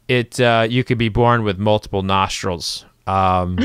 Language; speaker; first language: English; native; English